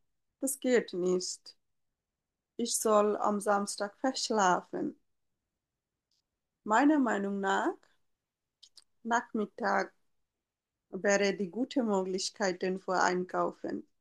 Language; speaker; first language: German; non-native, fluent; Bangla